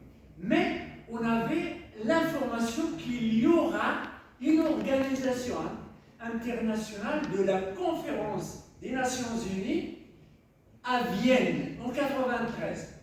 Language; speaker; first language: French; non-native, local second language; Tachelhit